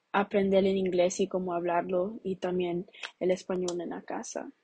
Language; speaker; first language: Spanish; early bilingual, heritage; Spanish